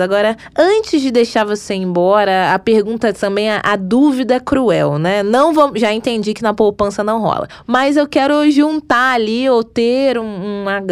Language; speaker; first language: Portuguese; native; Portuguese